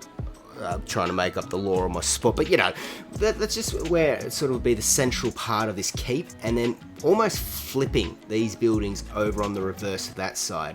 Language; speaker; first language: English; native; English